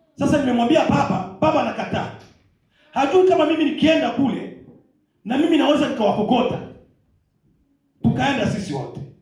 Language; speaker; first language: Swahili; native; Swahili